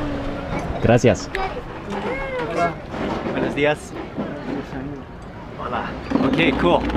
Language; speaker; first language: Spanish; non-native, learner; English